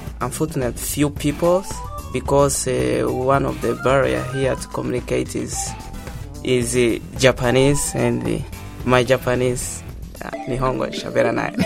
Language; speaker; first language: English; non-native, local second language; Portuguese